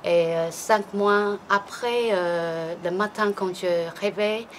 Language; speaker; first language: French; non-native, learner; Chinese